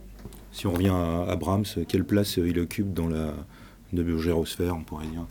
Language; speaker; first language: French; native; French